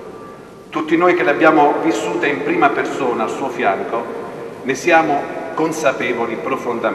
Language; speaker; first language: Italian; native; Italian